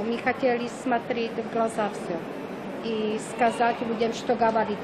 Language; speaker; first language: Russian; non-native, learner; Czech